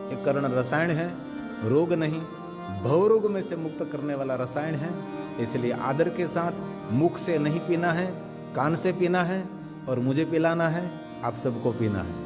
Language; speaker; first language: Hindi; non-native, local second language; Gujarati